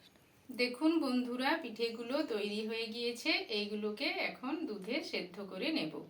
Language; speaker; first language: Bangla; native; Bangla